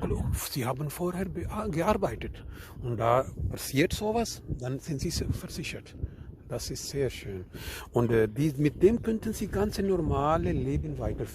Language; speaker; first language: German; non-native, learner; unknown